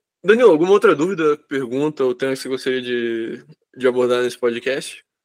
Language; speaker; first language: Portuguese; native; Portuguese